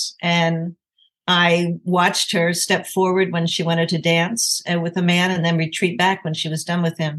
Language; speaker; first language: English; native; English